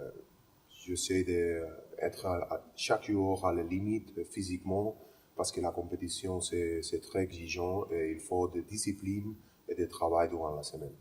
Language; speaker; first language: French; non-native, learner; Spanish